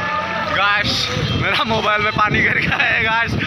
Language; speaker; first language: Hindi; non-native, local second language; Assamese